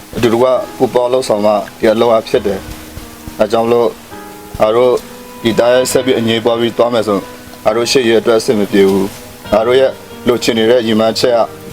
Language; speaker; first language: Burmese; non-native, local second language; Western Kayah